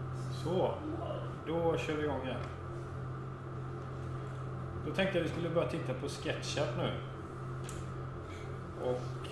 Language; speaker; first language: Swedish; native; Swedish